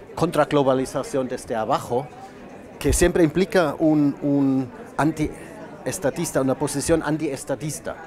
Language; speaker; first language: Spanish; non-native, fluent; German